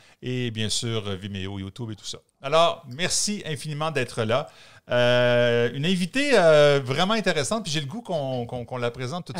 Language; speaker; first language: French; native; French